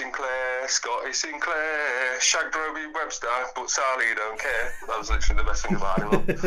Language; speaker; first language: English; native; English